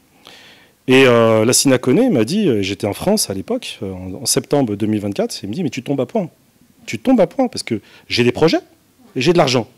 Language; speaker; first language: French; non-native, local second language; Arabic